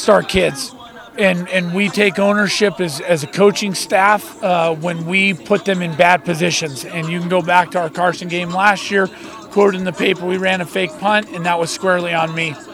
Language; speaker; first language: English; native; English